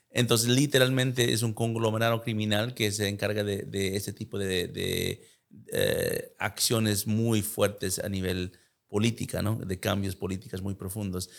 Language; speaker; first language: Spanish; early bilingual, heritage; Spanish